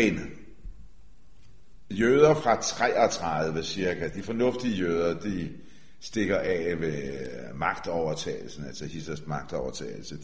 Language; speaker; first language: Danish; early bilingual, other home language; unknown